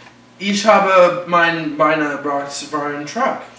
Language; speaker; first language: German; non-native, learner; English